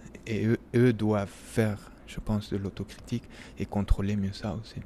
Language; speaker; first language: French; non-native, fluent; Spanish